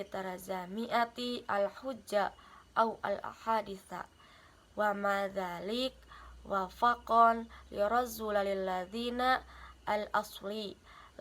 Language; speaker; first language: Arabic; non-native, learner; Indonesian